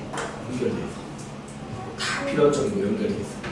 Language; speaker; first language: Korean; native; Korean